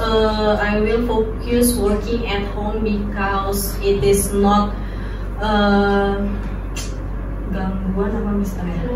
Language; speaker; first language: English; non-native, learner; Indonesian